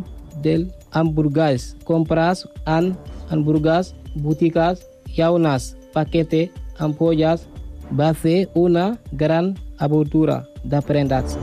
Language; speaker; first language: Catalan; non-native, learner; Spanish